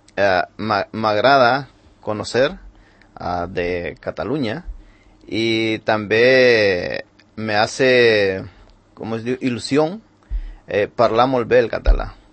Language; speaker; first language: Catalan; non-native, learner; Spanish